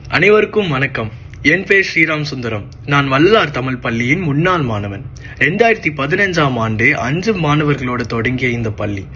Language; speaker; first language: Tamil; early bilingual, heritage; Tamil